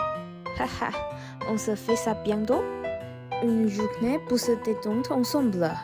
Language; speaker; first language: French; non-native, learner; Chinese